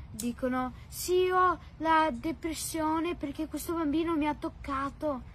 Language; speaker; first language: Italian; early bilingual, heritage; Italian